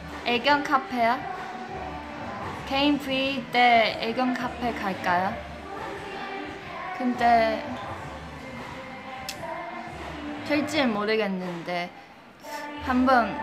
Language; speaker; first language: Korean; non-native, fluent; Chinese